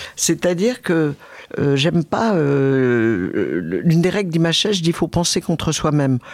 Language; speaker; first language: French; native; French